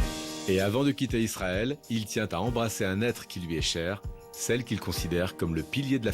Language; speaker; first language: French; native; French